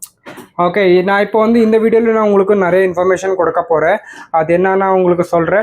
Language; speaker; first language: Tamil; non-native, learner; Telugu